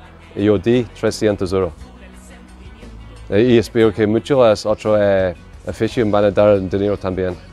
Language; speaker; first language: Spanish; non-native, learner; English